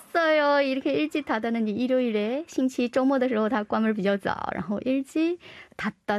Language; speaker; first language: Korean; non-native, fluent; Chinese